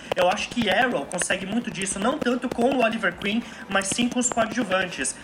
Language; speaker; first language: Portuguese; native; Portuguese